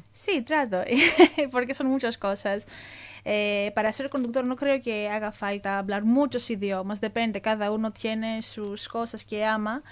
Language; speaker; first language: Spanish; non-native, fluent; Greek